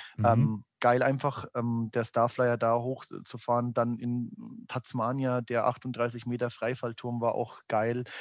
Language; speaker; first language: German; native; German